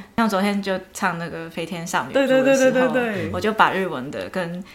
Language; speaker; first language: Chinese; non-native, local second language; Cantonese